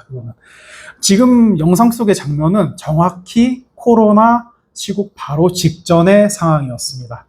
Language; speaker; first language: Korean; native; Korean